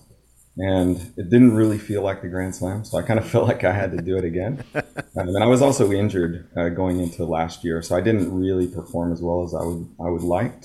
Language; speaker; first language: English; native; English